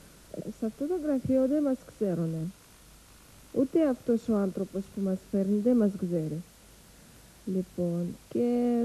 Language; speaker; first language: Greek; non-native, learner; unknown